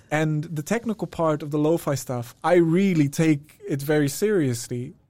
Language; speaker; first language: English; non-native, fluent; Dutch